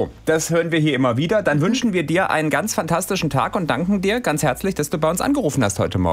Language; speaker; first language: German; native; German